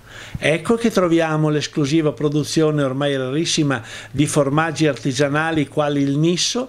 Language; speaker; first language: Italian; native; Italian